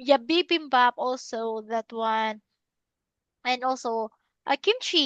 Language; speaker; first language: English; non-native, local second language; Filipino